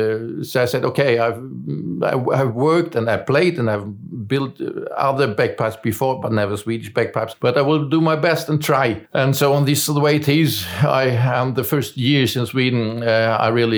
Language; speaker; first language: English; non-native, fluent; German